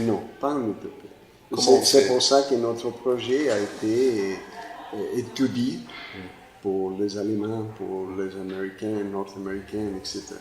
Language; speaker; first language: French; non-native, fluent; Spanish